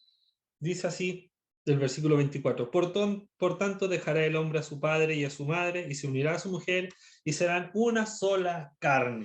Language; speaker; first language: Spanish; native; Spanish